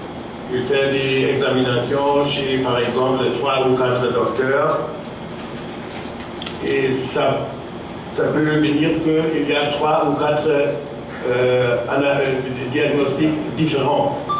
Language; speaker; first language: French; non-native, fluent; German